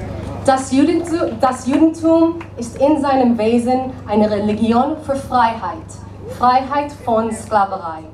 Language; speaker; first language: German; non-native, learner; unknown